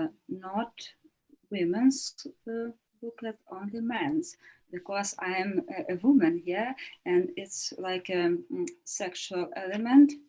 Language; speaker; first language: English; non-native, learner; Ukrainian